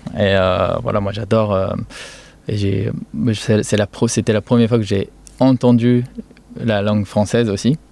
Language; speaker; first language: French; non-native, fluent; Japanese